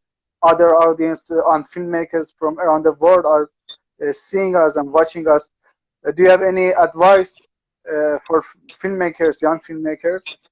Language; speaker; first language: English; non-native, learner; Persian